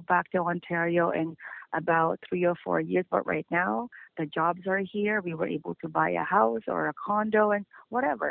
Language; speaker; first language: English; non-native, local second language; Filipino